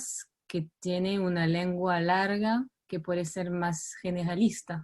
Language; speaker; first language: Spanish; non-native, fluent; French